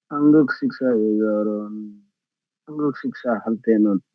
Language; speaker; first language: Korean; non-native, learner; Nepali